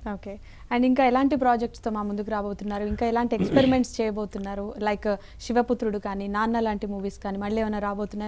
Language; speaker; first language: Telugu; native; Telugu